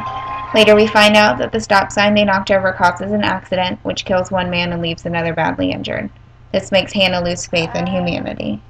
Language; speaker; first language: English; native; English